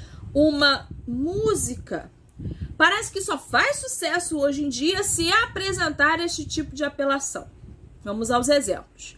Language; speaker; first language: Portuguese; native; Portuguese